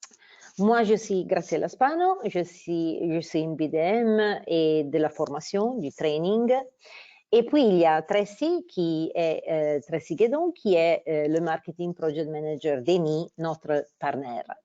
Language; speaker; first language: French; non-native, fluent; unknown